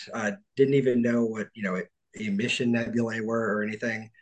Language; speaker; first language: English; native; English